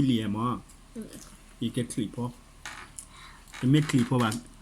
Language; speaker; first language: Norwegian; non-native, learner; S'gaw Karen